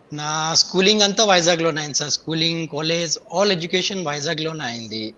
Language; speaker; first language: Telugu; native; Telugu